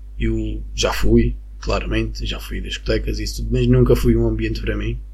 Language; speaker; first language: Portuguese; non-native, fluent; Spanish